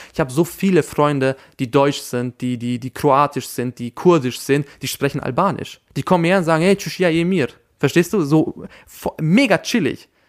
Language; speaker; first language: German; early bilingual, other home language; Albanian